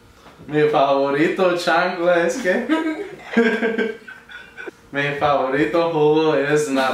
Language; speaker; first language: Spanish; early bilingual, heritage; Spanish